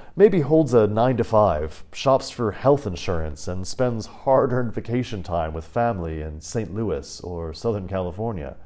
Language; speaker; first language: English; native; English